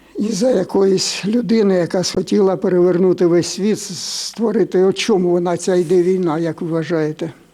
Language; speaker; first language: Ukrainian; native; Ukrainian